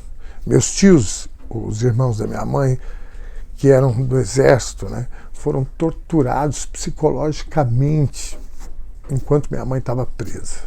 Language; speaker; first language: Portuguese; native; Portuguese